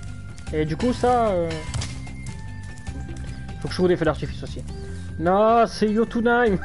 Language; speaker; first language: French; native; French